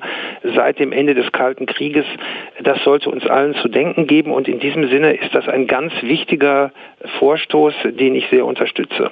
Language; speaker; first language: German; native; German